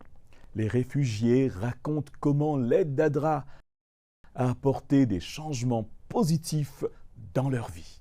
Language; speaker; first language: French; native; French